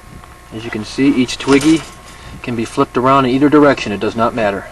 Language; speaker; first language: English; native; English